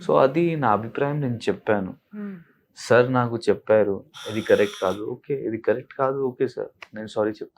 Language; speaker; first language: Telugu; non-native, learner; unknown